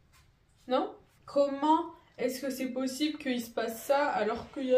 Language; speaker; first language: French; native; French